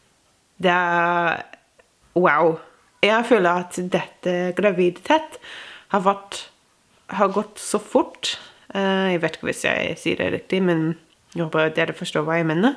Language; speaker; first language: Norwegian; non-native, fluent; English